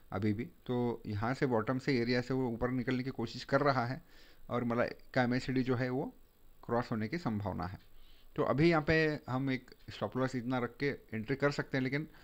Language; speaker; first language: Hindi; non-native, local second language; Marathi